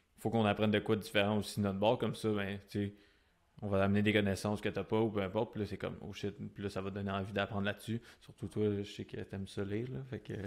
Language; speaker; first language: French; native; French